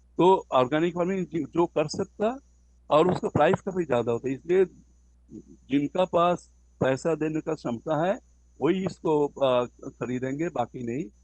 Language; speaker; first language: Hindi; non-native, local second language; Bangla